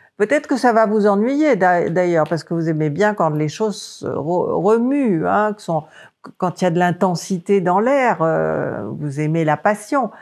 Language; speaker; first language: French; native; French